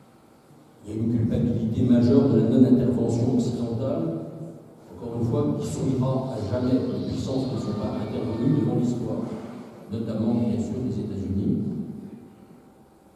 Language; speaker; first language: French; native; French